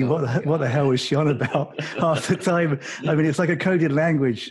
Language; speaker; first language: English; native; English